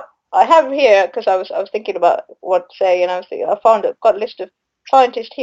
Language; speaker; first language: English; non-native, local second language; Sinhala